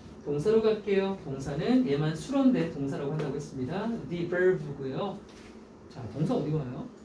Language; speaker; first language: Korean; native; Korean